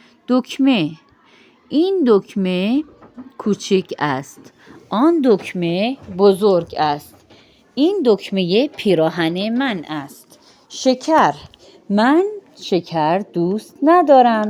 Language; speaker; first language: Persian; non-native, fluent; Urdu